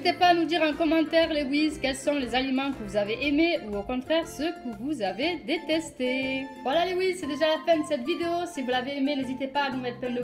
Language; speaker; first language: French; native; French